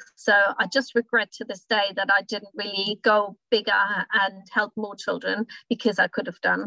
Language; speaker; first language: English; non-native, fluent; German